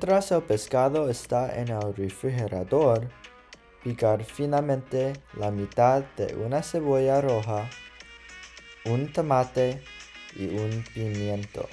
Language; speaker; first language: Spanish; non-native, learner; English